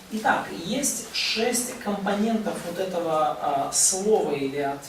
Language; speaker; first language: Russian; native; Russian